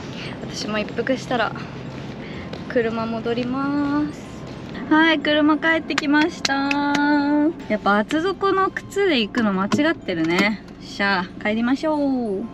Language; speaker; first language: Japanese; native; Japanese